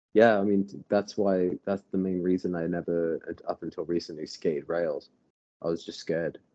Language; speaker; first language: English; native; English